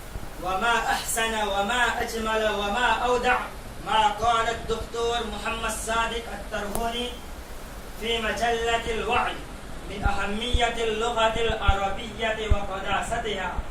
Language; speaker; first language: Arabic; non-native, learner; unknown